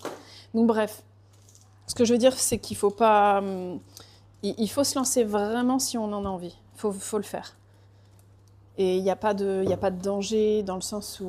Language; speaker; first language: French; early bilingual, other home language; Portuguese